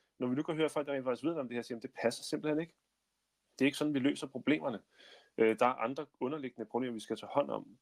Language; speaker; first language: Danish; native; Danish